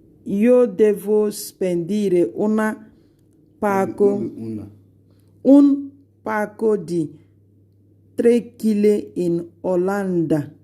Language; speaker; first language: Italian; non-native, learner; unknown